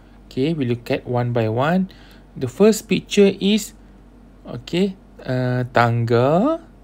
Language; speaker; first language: English; non-native, local second language; Malay